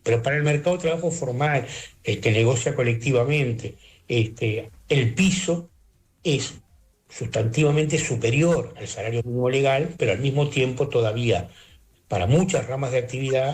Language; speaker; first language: Spanish; native; Spanish